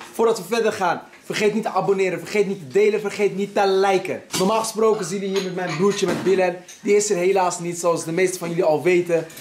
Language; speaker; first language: Dutch; early bilingual, other home language; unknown